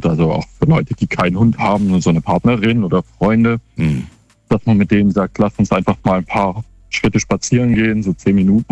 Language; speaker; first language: German; native; German